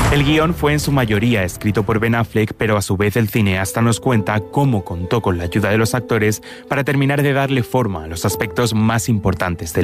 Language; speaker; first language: Spanish; native; Spanish